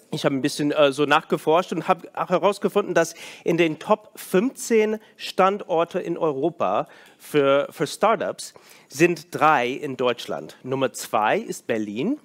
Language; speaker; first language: German; non-native, fluent; English